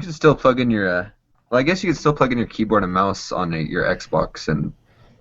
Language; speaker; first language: English; native; English